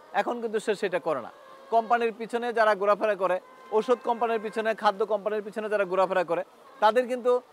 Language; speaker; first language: Bangla; native; Bangla